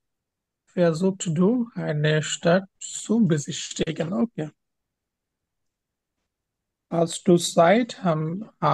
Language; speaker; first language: German; non-native, fluent; Bangla